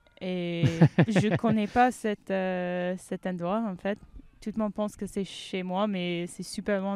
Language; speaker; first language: French; non-native, fluent; English